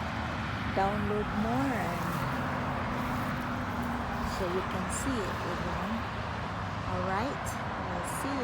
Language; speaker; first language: English; non-native, fluent; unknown